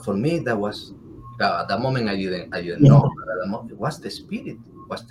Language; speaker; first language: English; non-native, fluent; Spanish